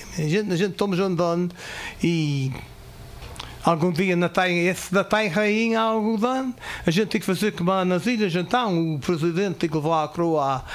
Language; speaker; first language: Portuguese; early bilingual, heritage; Portuguese